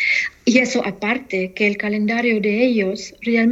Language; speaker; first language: Spanish; non-native, fluent; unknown